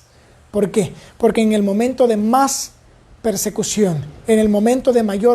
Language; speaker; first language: Spanish; native; Spanish